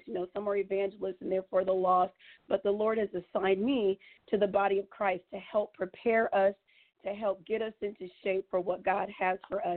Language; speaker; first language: English; native; English